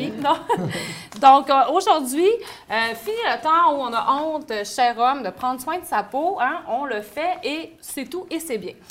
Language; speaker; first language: French; native; French